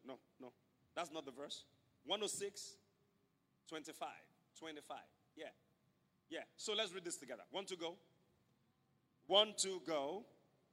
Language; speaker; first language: English; non-native, local second language; Yoruba